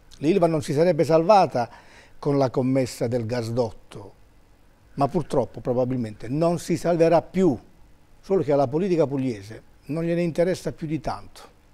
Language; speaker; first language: Italian; native; Italian